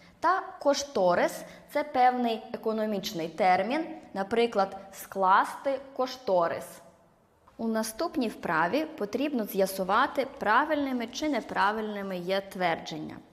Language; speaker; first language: Ukrainian; native; Ukrainian